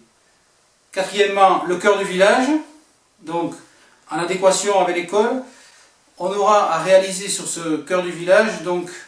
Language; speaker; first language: French; native; French